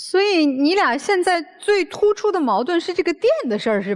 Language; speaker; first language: Chinese; native; Chinese